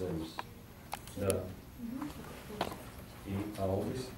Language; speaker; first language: Russian; non-native, local second language; Latvian